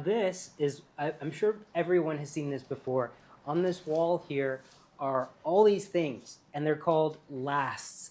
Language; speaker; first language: English; early bilingual, heritage; English